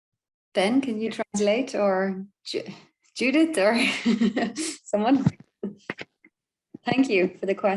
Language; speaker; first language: English; non-native, fluent; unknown